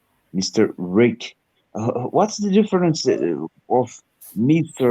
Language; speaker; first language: English; non-native, learner; Portuguese